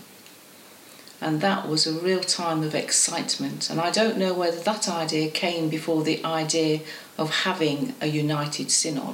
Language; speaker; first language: English; non-native, local second language; Estonian